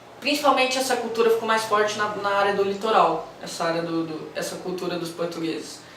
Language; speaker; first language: Portuguese; native; Portuguese